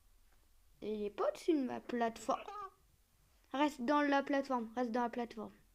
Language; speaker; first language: French; native; French